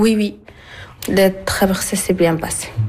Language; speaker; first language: French; non-native, learner; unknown